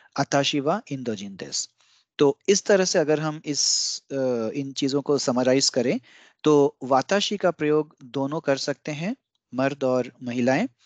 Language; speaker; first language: Hindi; non-native, local second language; Bangla